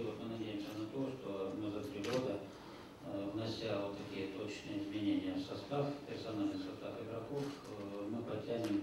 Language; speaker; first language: Russian; native; Russian